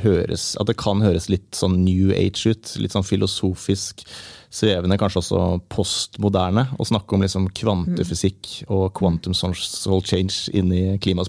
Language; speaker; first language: Norwegian; native; Norwegian